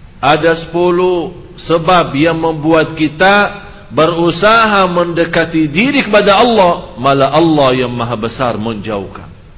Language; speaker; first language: Indonesian; non-native, fluent; Arabic